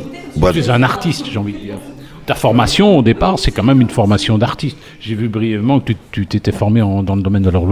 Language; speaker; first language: French; native; French